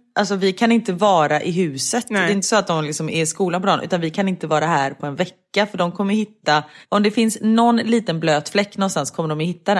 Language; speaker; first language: Swedish; native; Swedish